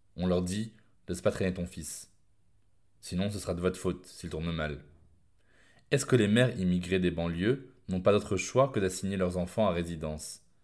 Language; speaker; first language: French; native; French